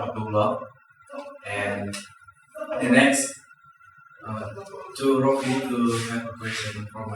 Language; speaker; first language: English; non-native, learner; Indonesian